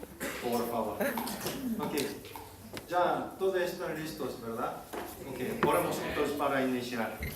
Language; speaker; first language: Spanish; non-native, learner; Korean